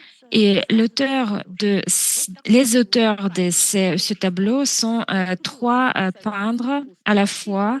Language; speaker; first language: French; non-native, fluent; Russian